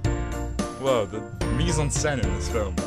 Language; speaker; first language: English; native; English